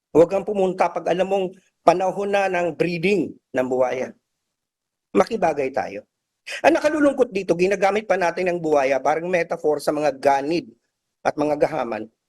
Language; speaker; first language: Filipino; native; Filipino